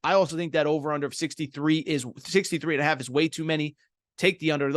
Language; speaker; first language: English; native; English